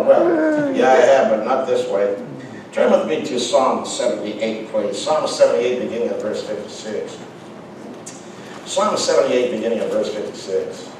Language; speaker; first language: English; native; English